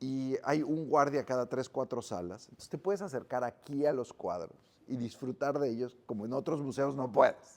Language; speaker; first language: Spanish; native; Spanish